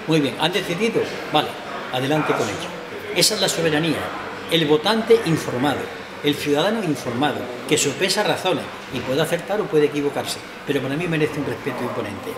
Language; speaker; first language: Spanish; native; Spanish